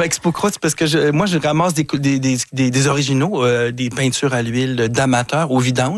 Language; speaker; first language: French; native; French